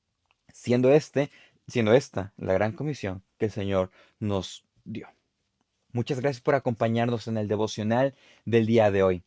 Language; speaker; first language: Spanish; native; Spanish